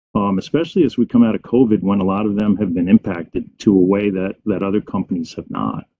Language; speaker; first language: English; native; English